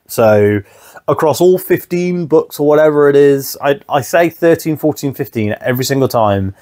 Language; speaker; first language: English; native; English